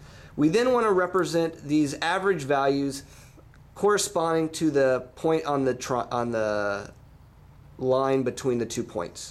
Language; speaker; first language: English; native; English